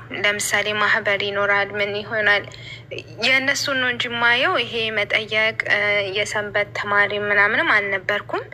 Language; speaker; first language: Amharic; native; Amharic